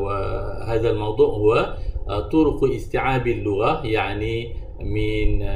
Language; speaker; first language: Arabic; non-native, fluent; Malay